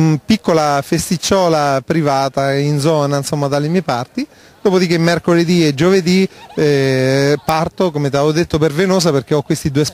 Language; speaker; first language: Italian; native; Italian